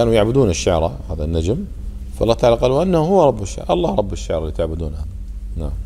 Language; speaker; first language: Arabic; native; Arabic